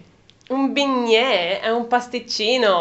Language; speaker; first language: Italian; native; Italian